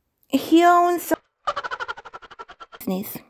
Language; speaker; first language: English; non-native, fluent; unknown